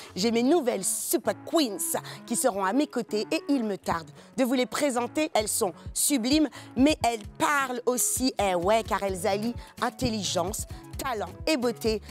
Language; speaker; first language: French; native; French